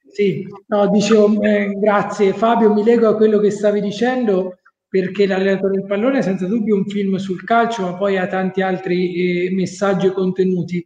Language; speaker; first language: Italian; native; Italian